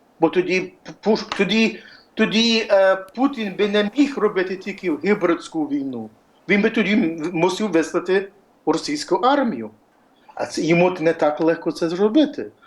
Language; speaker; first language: Ukrainian; early bilingual, heritage; Ukrainian